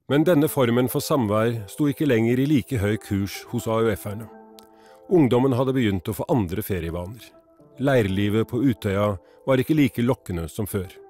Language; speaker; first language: Norwegian; native; Norwegian